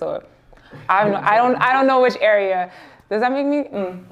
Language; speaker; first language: English; early bilingual, other home language; Haitian Creole